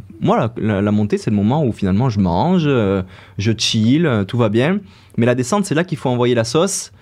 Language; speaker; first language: French; native; French